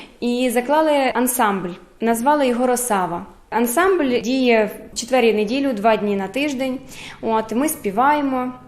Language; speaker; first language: Ukrainian; early bilingual, heritage; Ukrainian